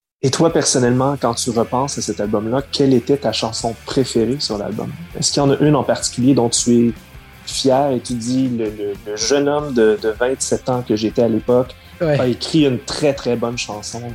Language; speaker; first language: French; native; French